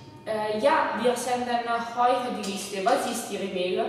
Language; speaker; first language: German; non-native, learner; Italian